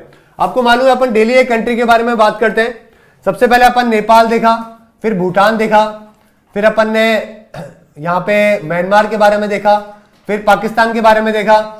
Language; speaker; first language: Hindi; native; Hindi